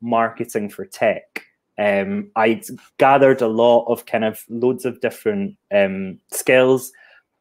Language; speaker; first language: English; native; English